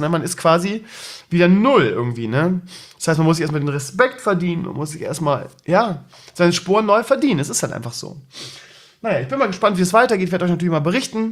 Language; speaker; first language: German; native; German